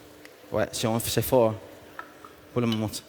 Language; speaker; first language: French; non-native, learner; English